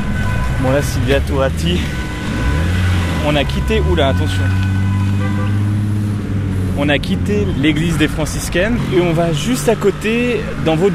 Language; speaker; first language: French; native; French